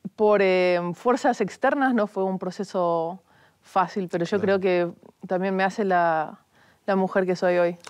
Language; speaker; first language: Spanish; native; Spanish